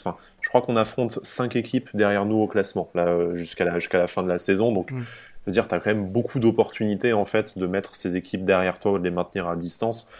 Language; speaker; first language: French; native; French